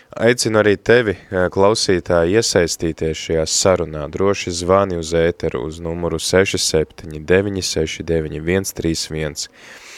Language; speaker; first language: Latvian; native; Latvian